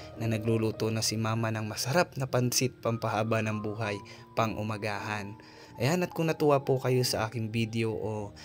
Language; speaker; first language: Filipino; non-native, local second language; Bikol